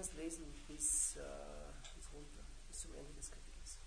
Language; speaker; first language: German; native; German